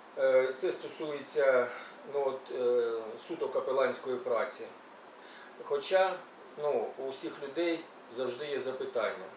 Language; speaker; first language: Ukrainian; non-native, local second language; Russian